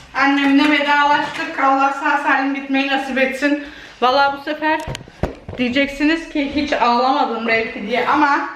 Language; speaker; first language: Turkish; early bilingual, heritage; Turkish